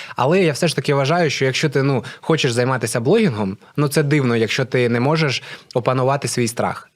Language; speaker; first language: Ukrainian; non-native, local second language; Russian